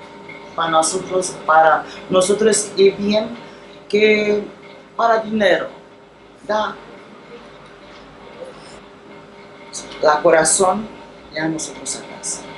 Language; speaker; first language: Spanish; non-native, learner; Romanian